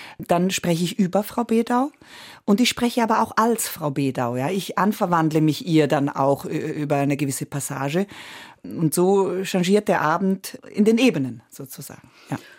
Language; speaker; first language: German; early bilingual, other home language; Italian